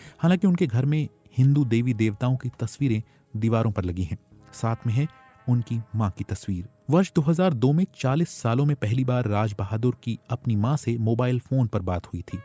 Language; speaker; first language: Hindi; native; Hindi